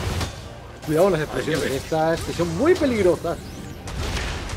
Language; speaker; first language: Spanish; native; Spanish